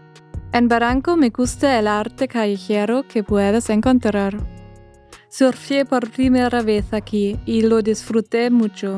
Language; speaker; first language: Spanish; non-native, fluent; German